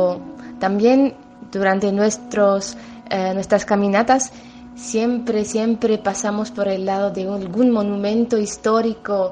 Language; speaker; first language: Spanish; non-native, fluent; Armenian